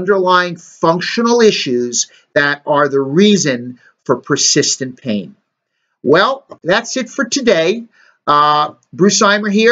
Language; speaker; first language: English; native; English